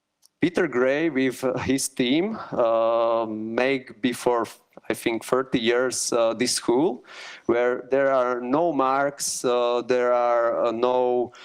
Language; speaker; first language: English; non-native, learner; Slovak